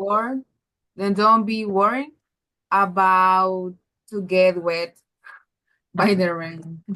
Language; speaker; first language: English; non-native, learner; Spanish